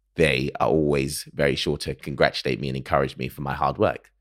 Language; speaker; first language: English; early bilingual, other home language; Akan